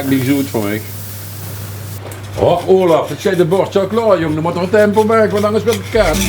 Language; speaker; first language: Dutch; native; Dutch